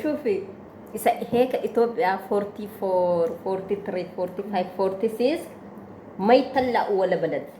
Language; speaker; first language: Arabic; non-native, learner; Oromo